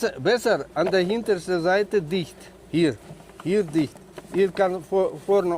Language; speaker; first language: German; non-native, learner; Russian